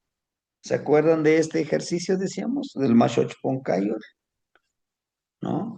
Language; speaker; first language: Spanish; native; Spanish